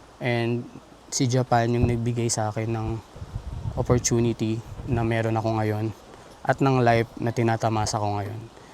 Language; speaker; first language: Filipino; native; Filipino